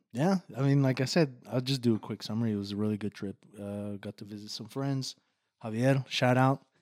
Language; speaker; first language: English; early bilingual, other home language; Spanish